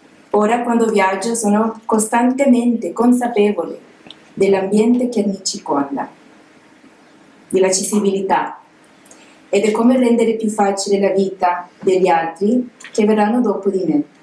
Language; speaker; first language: Italian; non-native, fluent; English